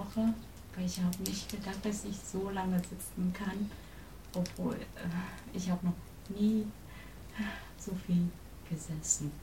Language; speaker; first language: German; non-native, learner; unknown